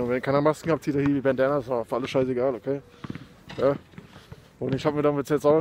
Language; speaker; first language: German; native; German